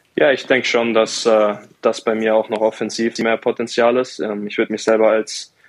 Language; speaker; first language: German; native; German